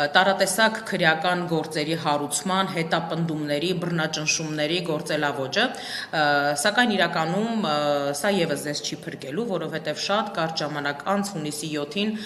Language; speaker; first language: Armenian; native; Armenian